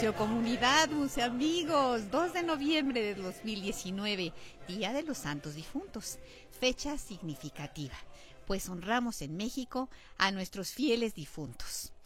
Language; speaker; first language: Spanish; native; Spanish